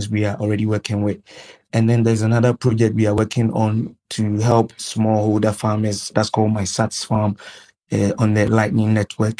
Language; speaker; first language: English; non-native, local second language; Akan